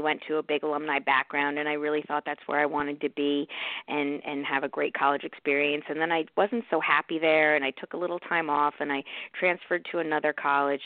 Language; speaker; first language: English; native; English